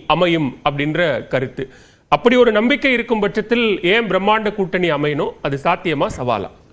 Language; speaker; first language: Tamil; native; Tamil